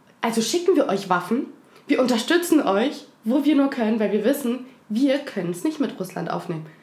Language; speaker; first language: German; native; German